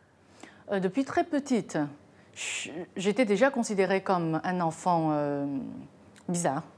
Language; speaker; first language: French; non-native, fluent; Chinese